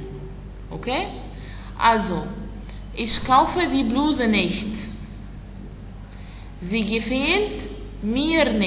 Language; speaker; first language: German; non-native, fluent; Arabic